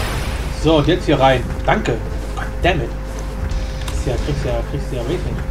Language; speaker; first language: German; native; German